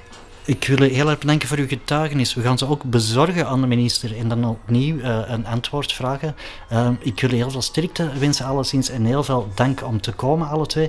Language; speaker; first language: Dutch; native; Dutch